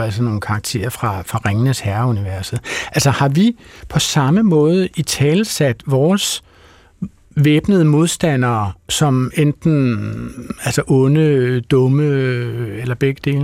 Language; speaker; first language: Danish; native; Danish